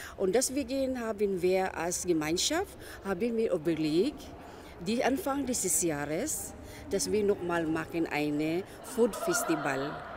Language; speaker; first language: German; non-native, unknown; Filipino